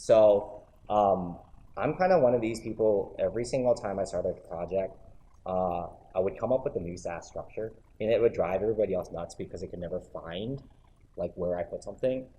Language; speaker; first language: English; native; English